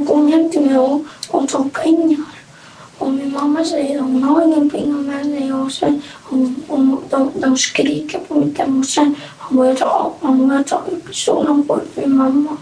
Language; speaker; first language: Swedish; early bilingual, other home language; Vietnamese